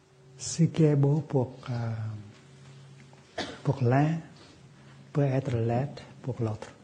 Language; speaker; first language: French; non-native, fluent; Vietnamese